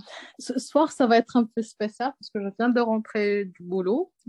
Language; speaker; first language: French; non-native, fluent; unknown